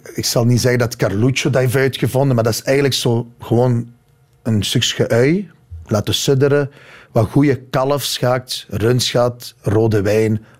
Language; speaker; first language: Dutch; native; Dutch